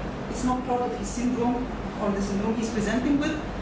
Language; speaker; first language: English; non-native, fluent; Arabic